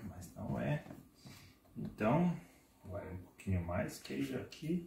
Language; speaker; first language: Portuguese; non-native, fluent; German